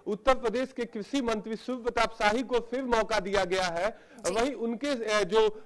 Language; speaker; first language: Hindi; native; Hindi